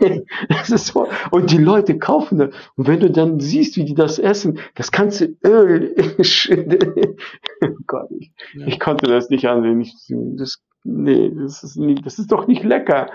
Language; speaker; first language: German; non-native, fluent; Arabic